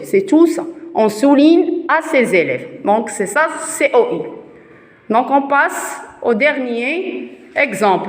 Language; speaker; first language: French; non-native, local second language; Arabic